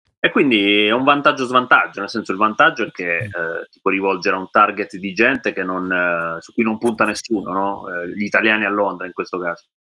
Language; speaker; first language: Italian; native; Italian